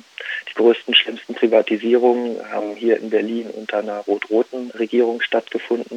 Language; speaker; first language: German; native; German